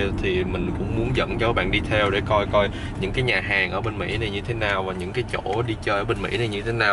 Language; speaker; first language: Vietnamese; early bilingual, other home language; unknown